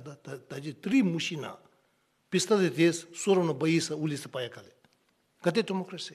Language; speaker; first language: Russian; non-native, learner; Tibetan